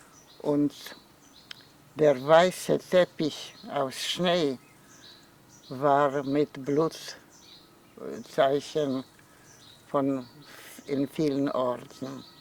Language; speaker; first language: German; non-native, fluent; Polish